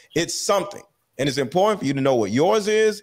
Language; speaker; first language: English; native; English